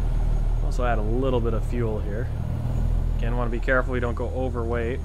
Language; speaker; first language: English; native; English